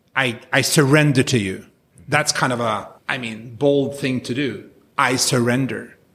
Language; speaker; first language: English; non-native, fluent; Norwegian